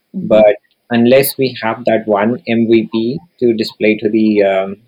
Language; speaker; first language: English; non-native, local second language; Hindi